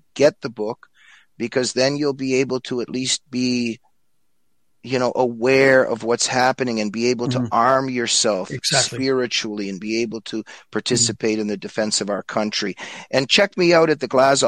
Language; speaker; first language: English; native; English